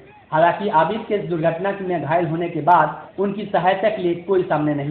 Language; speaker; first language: Hindi; native; Hindi